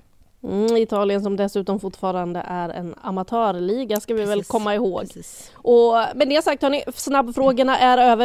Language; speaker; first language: Swedish; native; Swedish